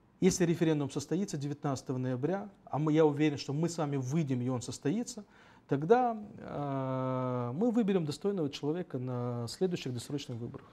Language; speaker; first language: Russian; native; Russian